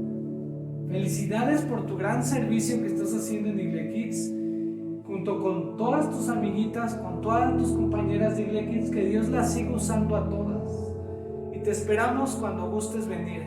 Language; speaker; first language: Spanish; native; Spanish